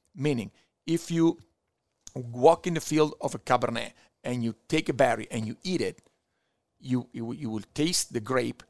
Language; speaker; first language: English; non-native, fluent; Italian